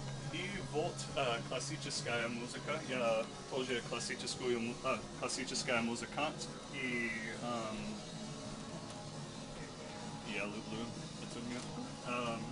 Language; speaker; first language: Russian; non-native, learner; English